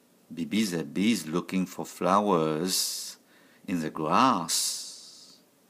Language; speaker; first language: English; non-native, learner; French